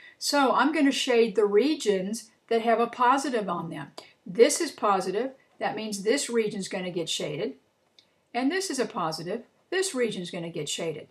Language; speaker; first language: English; native; English